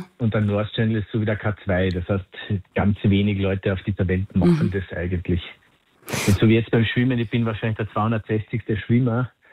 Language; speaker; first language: German; native; German